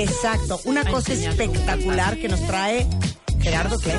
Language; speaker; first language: Spanish; native; Spanish